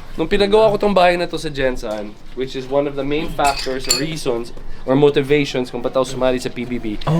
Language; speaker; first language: Filipino; non-native, local second language; Cebuano